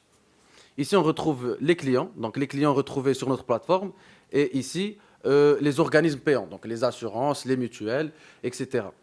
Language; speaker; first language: French; non-native, local second language; Arabic